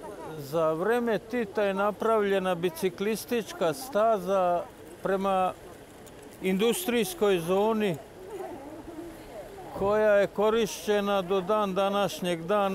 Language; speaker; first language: Serbian; native; Serbian